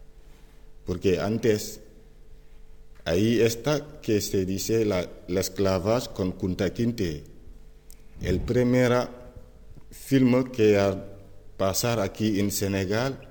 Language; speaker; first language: Spanish; non-native, learner; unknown